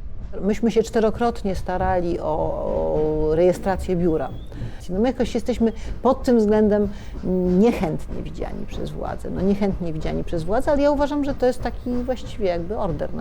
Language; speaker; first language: Polish; native; Polish